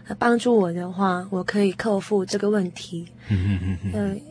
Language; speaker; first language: Chinese; non-native, fluent; Korean